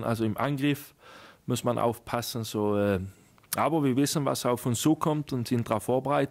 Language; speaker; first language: German; non-native, fluent; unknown